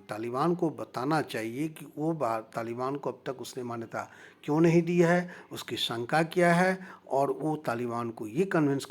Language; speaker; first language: Hindi; native; Hindi